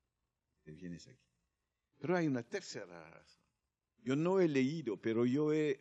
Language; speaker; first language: Spanish; non-native, learner; French